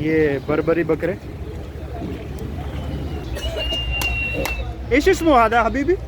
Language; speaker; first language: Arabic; non-native, learner; Urdu